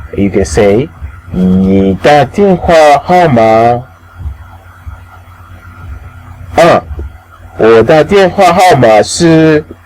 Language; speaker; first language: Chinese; non-native, fluent; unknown